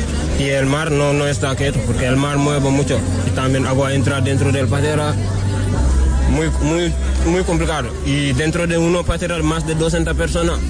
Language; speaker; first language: Spanish; non-native, learner; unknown